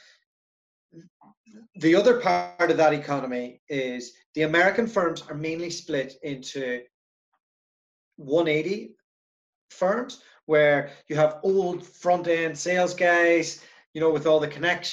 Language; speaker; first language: English; native; English